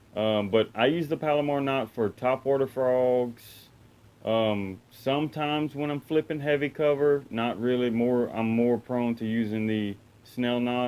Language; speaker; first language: English; native; English